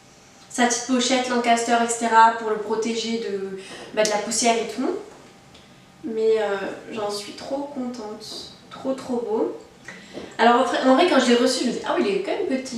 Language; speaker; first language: French; native; French